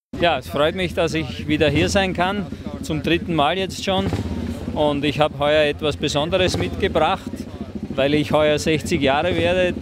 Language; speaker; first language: German; native; German